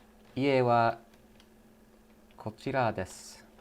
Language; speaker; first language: Japanese; non-native, learner; English